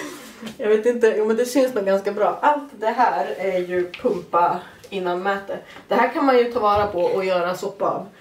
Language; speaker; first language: Swedish; native; Swedish